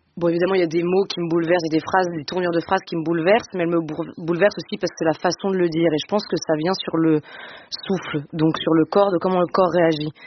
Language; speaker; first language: French; non-native, local second language; Dutch